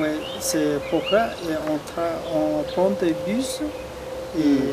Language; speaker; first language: French; non-native, learner; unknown